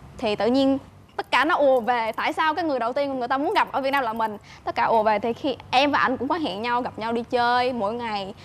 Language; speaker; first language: Vietnamese; native; Vietnamese